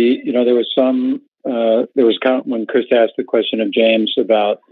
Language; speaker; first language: English; native; English